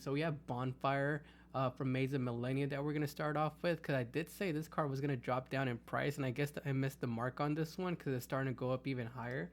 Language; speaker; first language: English; native; English